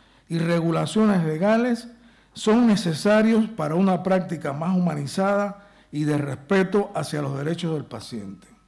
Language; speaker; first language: Spanish; native; Spanish